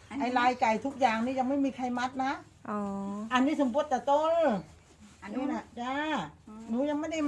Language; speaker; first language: Thai; native; Thai